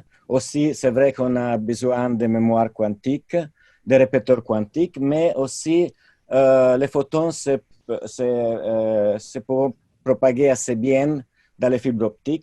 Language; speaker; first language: French; non-native, fluent; Italian